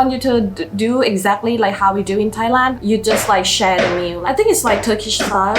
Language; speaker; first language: English; non-native, fluent; Thai